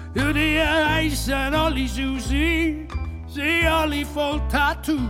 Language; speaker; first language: German; native; German